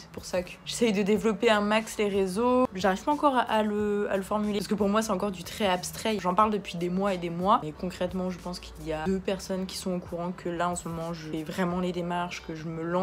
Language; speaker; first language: French; native; French